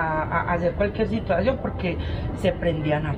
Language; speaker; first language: Spanish; native; Spanish